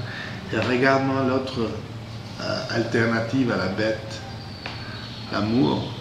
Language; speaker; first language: French; non-native, fluent; English